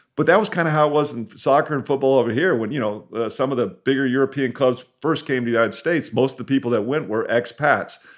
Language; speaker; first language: English; native; English